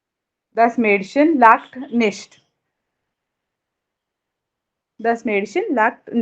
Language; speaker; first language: German; non-native, learner; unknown